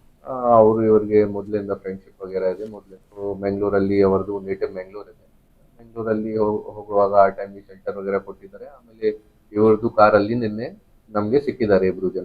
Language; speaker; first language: Kannada; non-native, fluent; Hindi